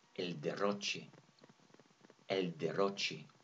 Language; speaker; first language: Spanish; non-native, fluent; English